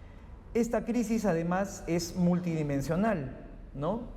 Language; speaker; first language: Spanish; native; Spanish